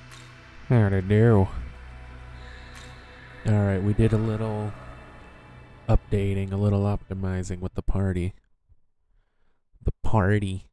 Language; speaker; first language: English; native; English